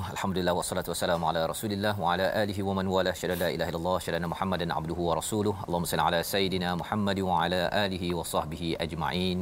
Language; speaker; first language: Malay; native; Malay